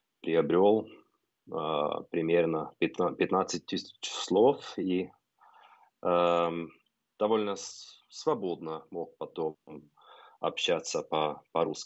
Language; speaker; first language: Russian; non-native, fluent; Norwegian